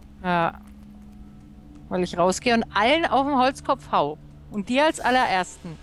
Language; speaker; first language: German; native; German